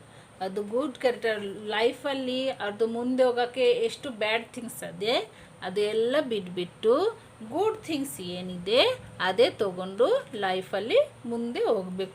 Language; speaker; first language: Kannada; non-native, local second language; Hindi